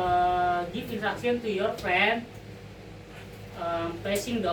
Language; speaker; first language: English; non-native, learner; Indonesian